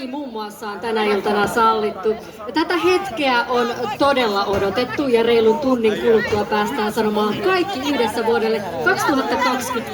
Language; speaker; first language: Finnish; native; Finnish